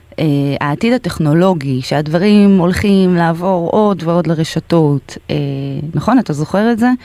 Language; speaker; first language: Hebrew; native; Hebrew